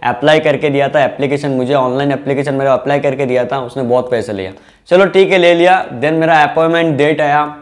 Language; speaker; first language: Hindi; non-native, local second language; Bangla